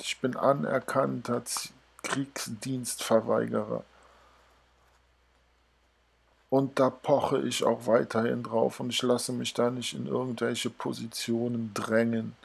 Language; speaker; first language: German; native; German